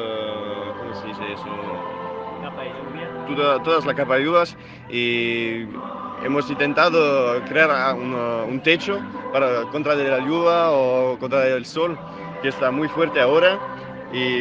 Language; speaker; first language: Spanish; non-native, learner; French